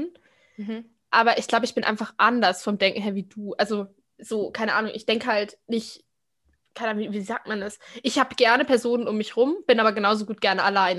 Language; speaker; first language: German; native; German